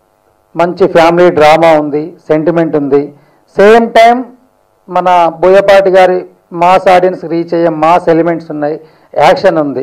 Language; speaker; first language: Telugu; native; Telugu